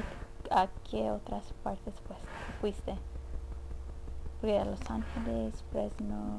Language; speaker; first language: Spanish; early bilingual, heritage; Spanish